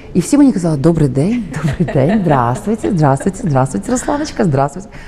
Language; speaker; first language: Ukrainian; native; Ukrainian